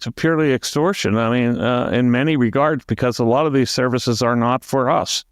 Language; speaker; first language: English; native; English